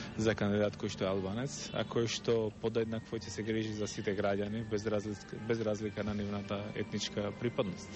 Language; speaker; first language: Macedonian; non-native, local second language; Albanian